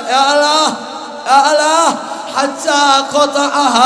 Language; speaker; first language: Arabic; native; Arabic